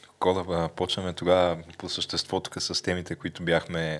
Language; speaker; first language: Bulgarian; native; Bulgarian